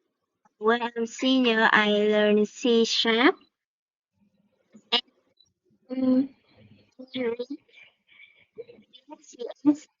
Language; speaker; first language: English; non-native, learner; Vietnamese